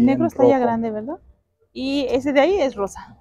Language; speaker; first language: Spanish; native; Spanish